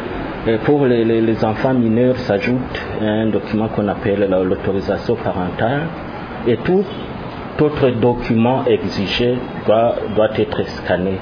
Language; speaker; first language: French; non-native, local second language; Rundi